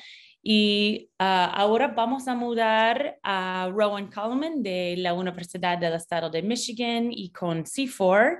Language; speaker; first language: Spanish; non-native, fluent; English